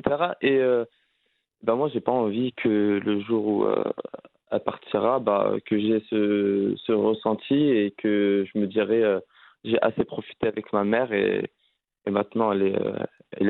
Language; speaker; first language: French; early bilingual, other home language; Arabic